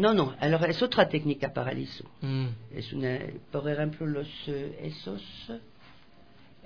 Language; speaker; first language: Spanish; non-native, fluent; French